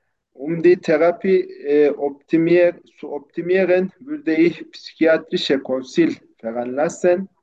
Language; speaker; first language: German; non-native, fluent; Turkish